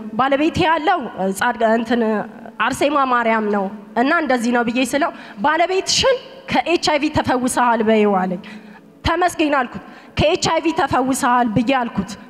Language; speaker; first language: Amharic; native; Amharic